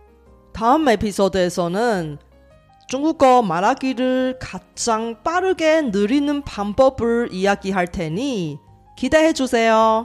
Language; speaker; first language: Korean; non-native, fluent; Chinese